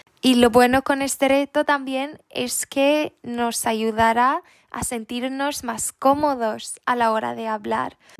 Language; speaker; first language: Spanish; non-native, fluent; Swedish